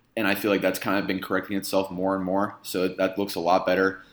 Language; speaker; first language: English; native; English